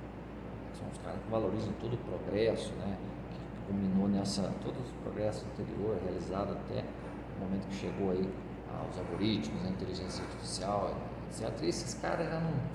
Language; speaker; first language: Portuguese; native; Portuguese